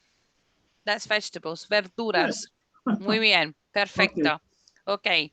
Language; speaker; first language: Spanish; non-native, fluent; English